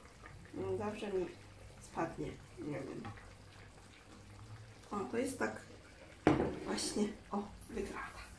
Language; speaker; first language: Polish; non-native, learner; Chinese